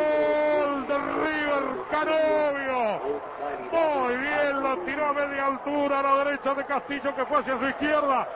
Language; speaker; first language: Spanish; native; Spanish